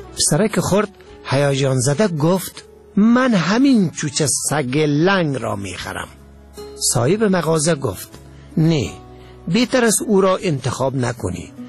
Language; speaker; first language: Persian; native; Persian